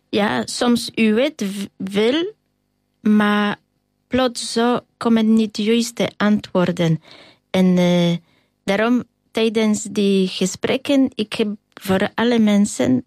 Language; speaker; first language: Dutch; non-native, fluent; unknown